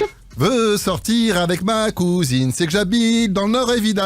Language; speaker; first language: French; native; French